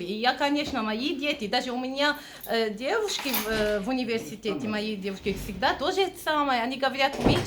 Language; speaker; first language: Russian; non-native, fluent; Arabic